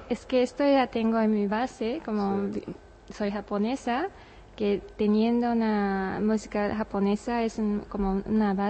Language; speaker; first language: Spanish; non-native, learner; Japanese